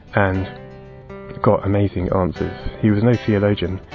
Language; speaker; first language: English; native; English